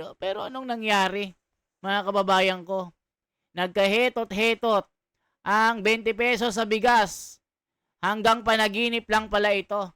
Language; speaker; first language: Filipino; non-native, local second language; Iloko